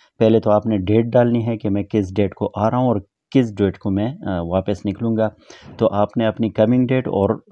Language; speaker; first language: Urdu; non-native, local second language; Pashto